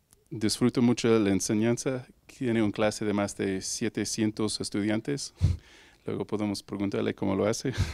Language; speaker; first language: Spanish; native; Spanish